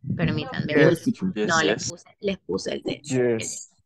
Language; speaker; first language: Spanish; native; Spanish